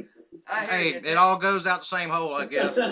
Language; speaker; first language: English; native; English